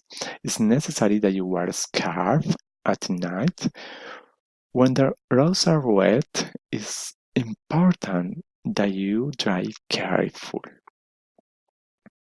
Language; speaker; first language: English; non-native, learner; Spanish